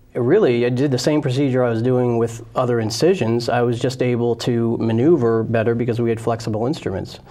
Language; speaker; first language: English; native; English